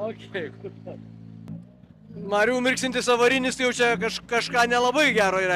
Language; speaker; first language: Lithuanian; native; Lithuanian